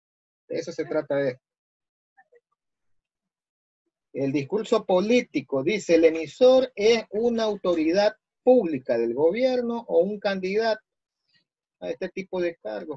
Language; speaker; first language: Spanish; native; Spanish